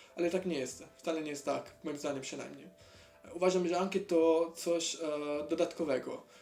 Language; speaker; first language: Polish; non-native, learner; Italian